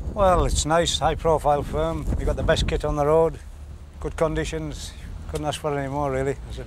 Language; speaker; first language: English; native; English